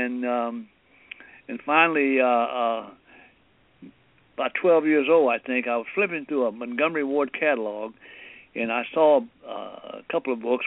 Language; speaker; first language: English; early bilingual, other home language; Cantonese